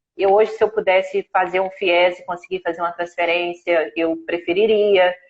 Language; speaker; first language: Portuguese; native; Portuguese